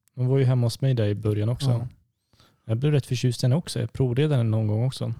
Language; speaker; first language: Swedish; native; Swedish